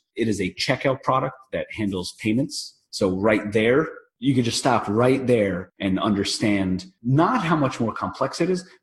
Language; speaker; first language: English; native; English